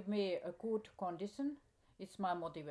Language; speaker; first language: English; non-native, learner; Finnish